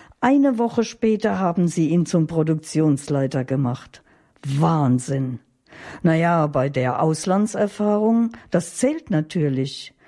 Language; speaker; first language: German; native; German